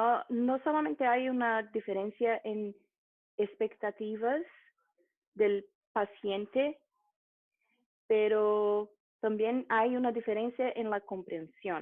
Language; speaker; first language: Spanish; non-native, fluent; Portuguese